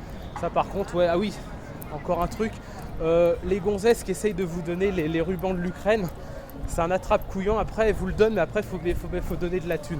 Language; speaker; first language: French; native; French